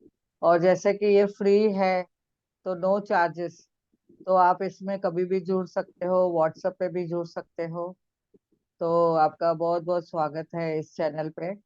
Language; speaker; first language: Hindi; native; Hindi